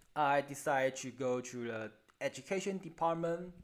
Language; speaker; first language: English; non-native, learner; Chinese